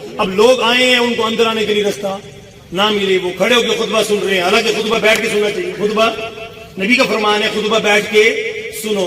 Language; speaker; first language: Urdu; non-native, local second language; Punjabi